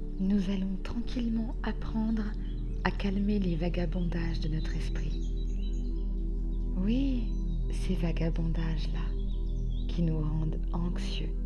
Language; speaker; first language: French; native; French